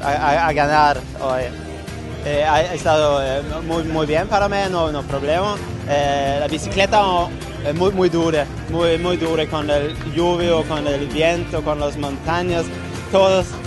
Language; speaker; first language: Spanish; non-native, learner; Danish